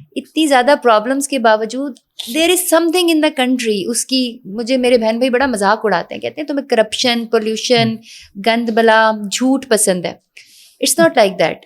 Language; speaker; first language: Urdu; native; Urdu